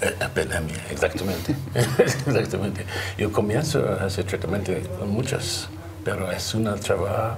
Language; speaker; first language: Spanish; non-native, learner; English